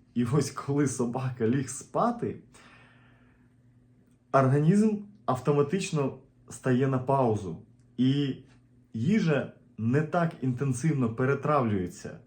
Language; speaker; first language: Ukrainian; native; Ukrainian